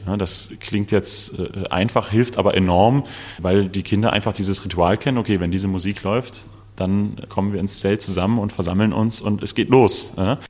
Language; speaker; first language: German; native; German